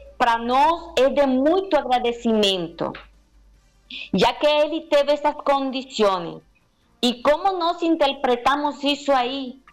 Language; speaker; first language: Portuguese; non-native, learner; Spanish